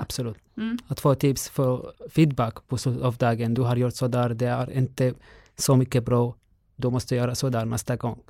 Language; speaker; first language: Swedish; non-native, learner; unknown